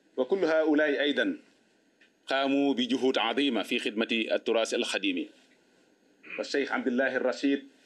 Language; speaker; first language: Arabic; non-native, fluent; Wolof